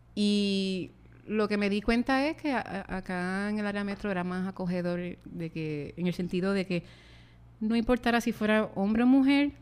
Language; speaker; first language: Spanish; native; Spanish